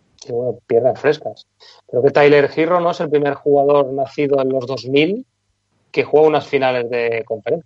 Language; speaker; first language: Spanish; native; Spanish